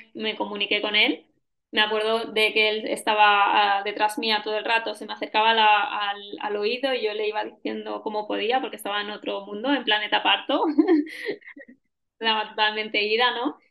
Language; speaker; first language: Spanish; native; Spanish